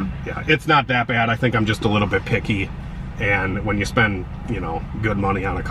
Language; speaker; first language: English; native; English